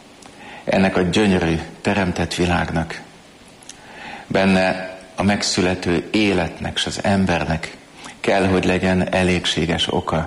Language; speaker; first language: Hungarian; native; Hungarian